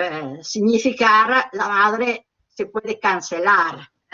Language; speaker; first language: Spanish; non-native, learner; Italian